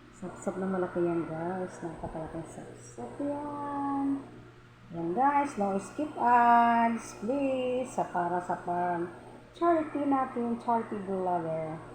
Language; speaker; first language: Filipino; non-native, local second language; Cebuano